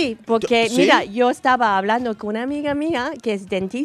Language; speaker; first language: Spanish; non-native, fluent; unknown